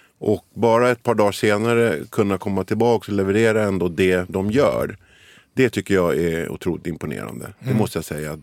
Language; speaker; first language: Swedish; early bilingual, other home language; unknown